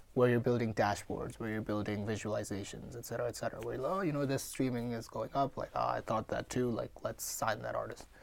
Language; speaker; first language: English; non-native, local second language; Gujarati